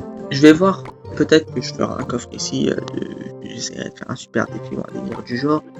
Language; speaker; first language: French; native; French